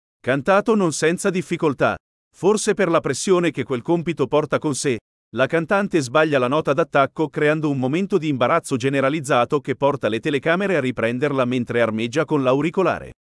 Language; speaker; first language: Italian; native; Italian